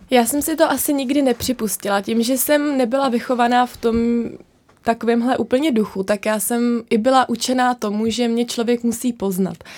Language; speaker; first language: Czech; native; Czech